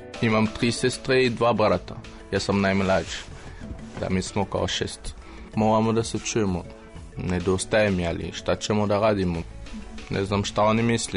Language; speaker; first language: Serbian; non-native, learner; French